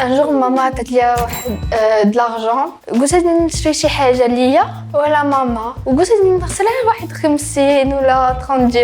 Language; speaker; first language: Arabic; native; Arabic